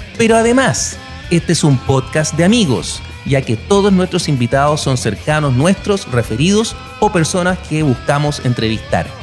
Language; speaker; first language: Spanish; native; Spanish